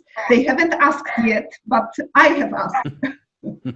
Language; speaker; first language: English; non-native, fluent; Polish